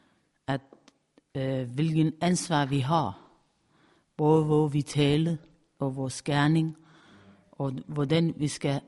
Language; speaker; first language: Danish; non-native, fluent; Persian